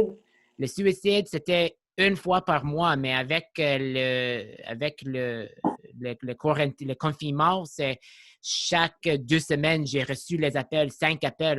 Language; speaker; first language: French; non-native, local second language; English